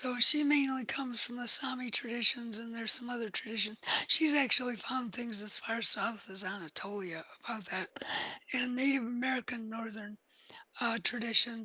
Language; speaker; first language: English; native; English